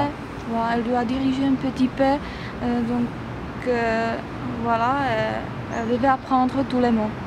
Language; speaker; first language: French; non-native, fluent; Czech